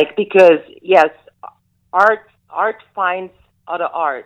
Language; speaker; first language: English; non-native, fluent; Dutch